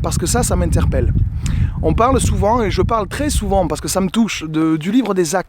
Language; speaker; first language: French; native; French